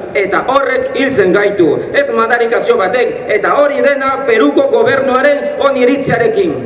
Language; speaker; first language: Basque; non-native, fluent; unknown